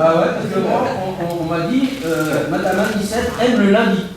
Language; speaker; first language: French; native; French